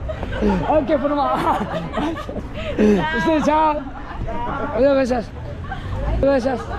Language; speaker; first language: Spanish; non-native, learner; Korean